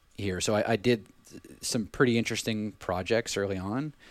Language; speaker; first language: English; native; English